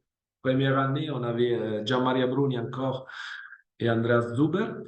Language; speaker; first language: French; non-native, fluent; Italian